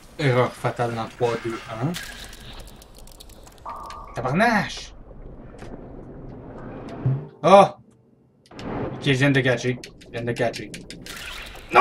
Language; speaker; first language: French; native; French